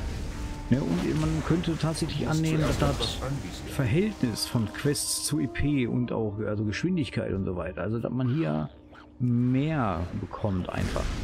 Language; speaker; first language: German; native; German